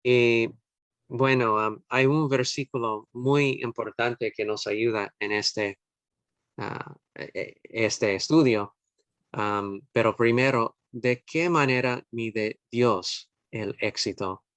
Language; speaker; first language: Spanish; non-native, fluent; English